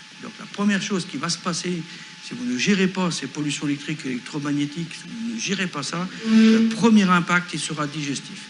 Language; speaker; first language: French; native; French